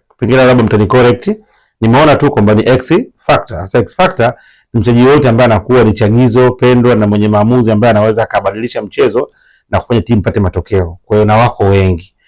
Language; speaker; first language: Swahili; native; Swahili